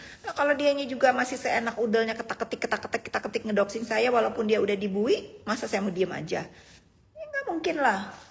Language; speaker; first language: Indonesian; native; Indonesian